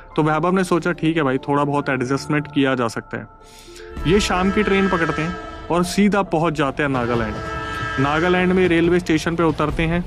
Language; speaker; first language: Hindi; native; Hindi